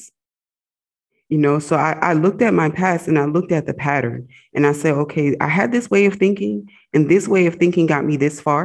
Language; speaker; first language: English; native; English